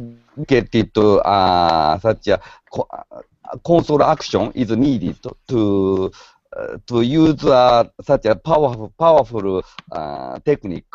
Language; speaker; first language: English; non-native, learner; Japanese